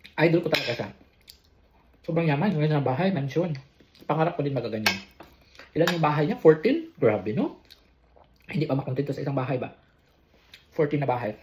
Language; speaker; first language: Filipino; non-native, local second language; Cebuano